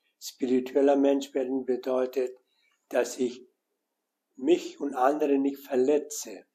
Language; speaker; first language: German; non-native, learner; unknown